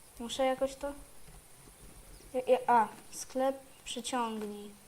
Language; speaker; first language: Polish; native; Polish